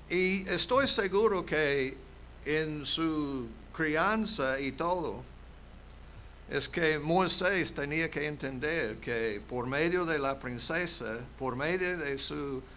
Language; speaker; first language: Spanish; non-native, fluent; English